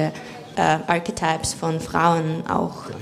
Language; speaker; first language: German; non-native, fluent; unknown